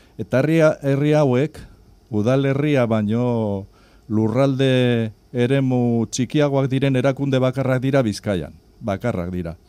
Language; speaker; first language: Basque; non-native, local second language; Spanish